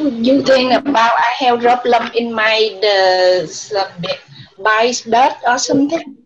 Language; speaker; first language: English; non-native, learner; Vietnamese